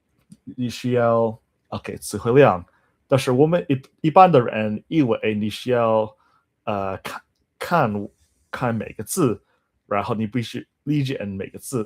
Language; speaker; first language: Chinese; non-native, learner; English